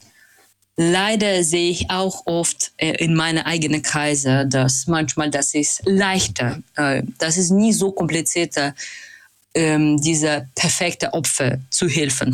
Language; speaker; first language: German; non-native, fluent; Russian